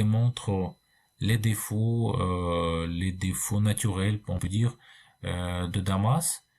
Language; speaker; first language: French; non-native, fluent; Russian